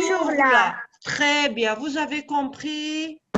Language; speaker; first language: French; non-native, local second language; Arabic